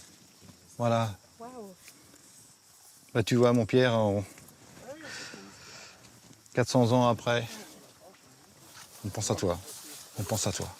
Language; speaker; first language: French; native; French